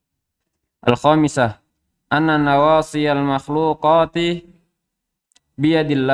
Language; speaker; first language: Arabic; non-native, learner; Indonesian